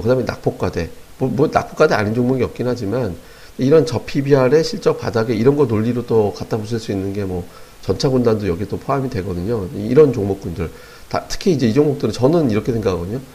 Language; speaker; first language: Korean; native; Korean